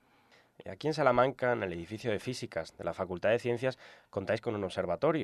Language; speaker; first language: Spanish; native; Spanish